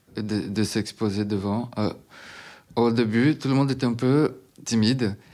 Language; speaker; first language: French; non-native, fluent; Portuguese